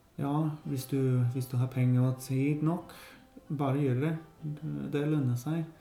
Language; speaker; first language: Norwegian; non-native, learner; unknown